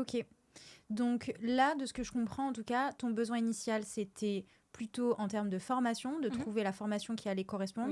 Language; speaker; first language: French; native; French